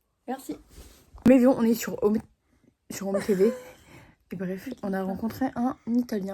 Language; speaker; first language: French; native; French